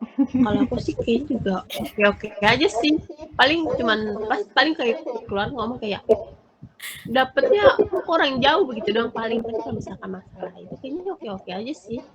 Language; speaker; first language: Indonesian; native; Indonesian